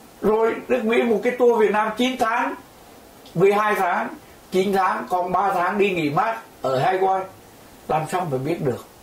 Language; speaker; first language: Vietnamese; native; Vietnamese